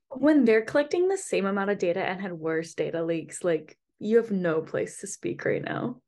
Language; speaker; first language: English; native; English